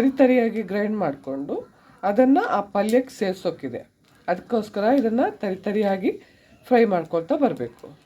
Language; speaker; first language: Kannada; non-native, local second language; Tulu